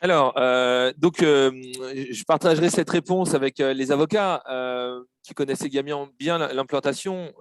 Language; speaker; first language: French; native; French